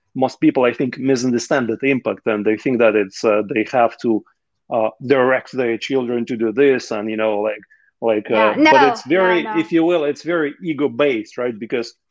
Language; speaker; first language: English; non-native, fluent; Russian